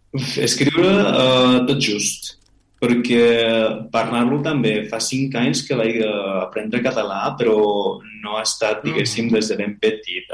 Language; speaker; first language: Catalan; non-native, fluent; Spanish